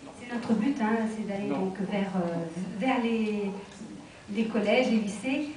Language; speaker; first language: French; native; French